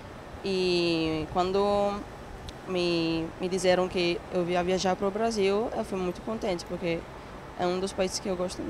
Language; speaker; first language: Portuguese; non-native, learner; Italian